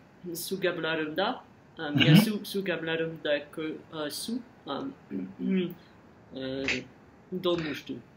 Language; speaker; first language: Azerbaijani; non-native, learner; French